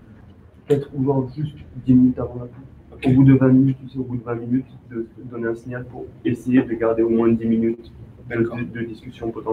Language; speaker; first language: French; native; French